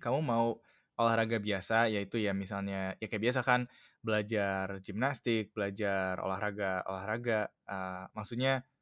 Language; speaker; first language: Indonesian; early bilingual, other home language; English